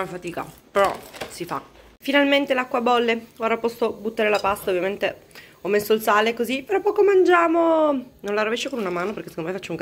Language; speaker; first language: Italian; native; Italian